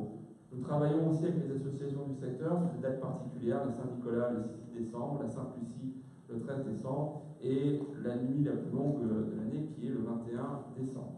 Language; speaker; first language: French; native; French